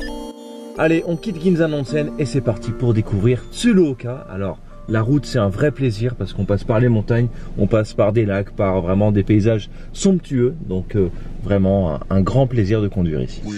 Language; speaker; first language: French; native; French